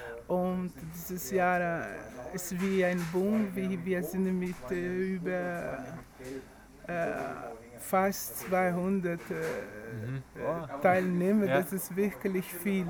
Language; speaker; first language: German; non-native, learner; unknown